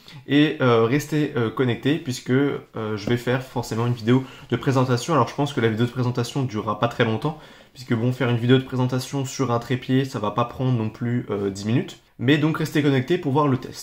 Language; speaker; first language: French; native; French